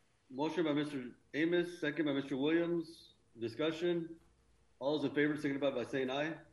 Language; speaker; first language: English; early bilingual, other home language; Spanish